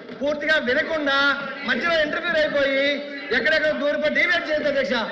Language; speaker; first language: Telugu; native; Telugu